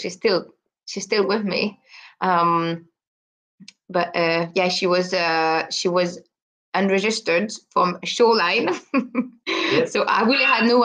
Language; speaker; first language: English; non-native, fluent; French